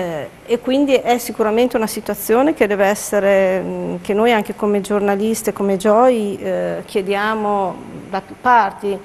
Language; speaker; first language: Italian; native; Italian